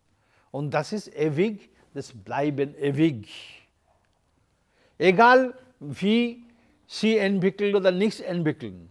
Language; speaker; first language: German; non-native, learner; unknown